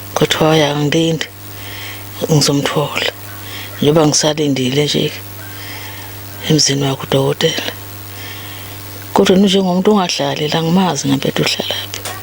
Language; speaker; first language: Zulu; native; Zulu